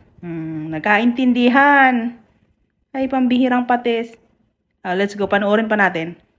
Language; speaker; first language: Filipino; non-native, local second language; Cebuano